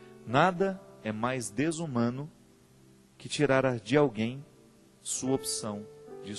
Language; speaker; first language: Portuguese; native; Portuguese